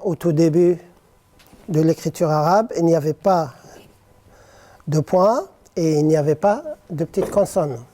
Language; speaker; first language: French; non-native, local second language; Arabic